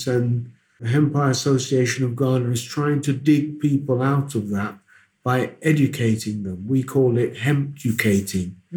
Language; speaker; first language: English; non-native, local second language; Akan